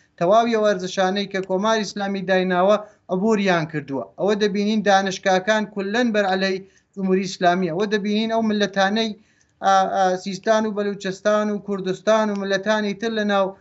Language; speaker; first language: Central Kurdish; native; Central Kurdish